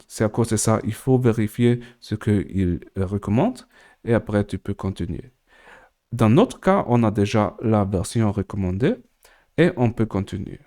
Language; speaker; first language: French; non-native, learner; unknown